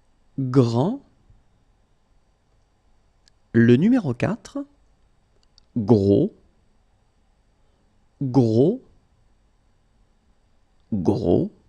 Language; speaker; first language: French; native; French